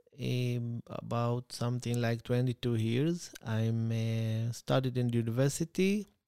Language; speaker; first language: English; non-native, learner; Hebrew